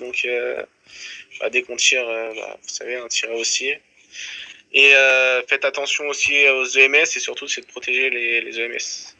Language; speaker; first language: French; native; French